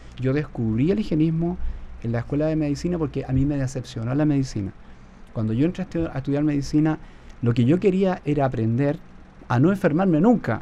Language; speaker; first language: Spanish; native; Spanish